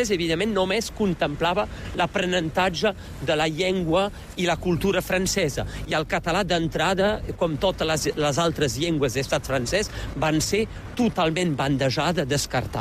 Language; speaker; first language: Catalan; native; Catalan